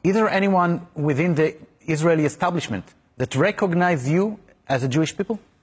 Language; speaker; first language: English; non-native, fluent; Hebrew